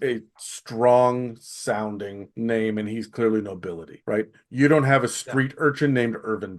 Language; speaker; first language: English; native; English